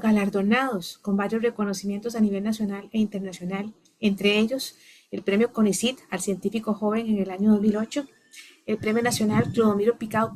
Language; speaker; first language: Spanish; native; Spanish